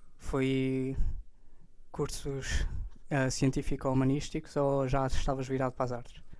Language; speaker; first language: Portuguese; native; Portuguese